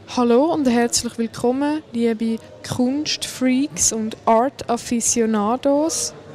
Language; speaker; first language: German; native; German